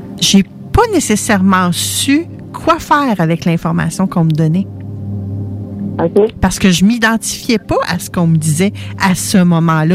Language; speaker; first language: French; native; French